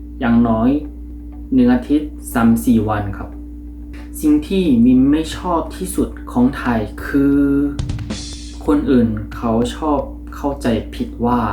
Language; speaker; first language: Thai; non-native, fluent; Korean